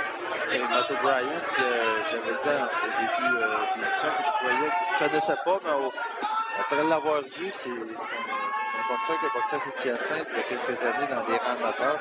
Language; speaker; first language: French; native; French